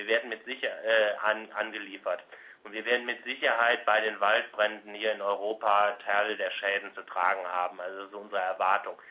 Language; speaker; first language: German; native; German